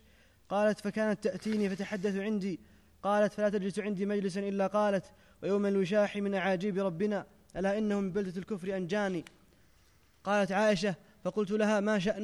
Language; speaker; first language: Arabic; native; Arabic